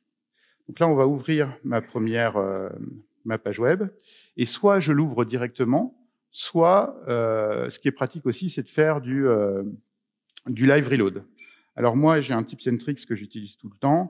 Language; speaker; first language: French; native; French